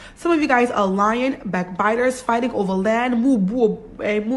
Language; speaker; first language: English; native; English